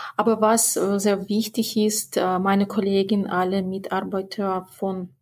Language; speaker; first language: German; non-native, fluent; Russian